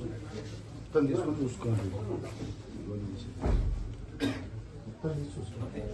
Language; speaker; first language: Telugu; native; Telugu